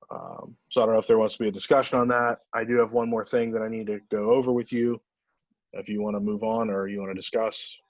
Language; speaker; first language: English; native; English